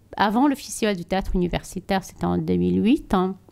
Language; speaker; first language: French; non-native, local second language; Tachelhit